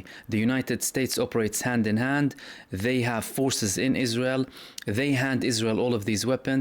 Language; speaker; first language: English; non-native, fluent; Arabic